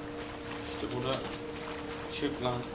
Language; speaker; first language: Turkish; native; Turkish